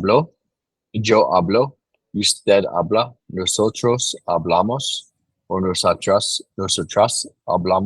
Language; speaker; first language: Spanish; non-native, learner; English